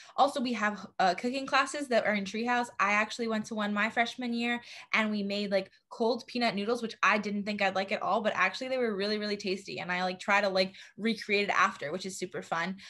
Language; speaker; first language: English; native; English